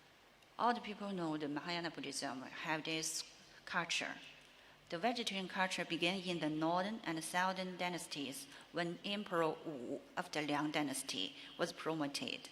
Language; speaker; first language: English; non-native, learner; Chinese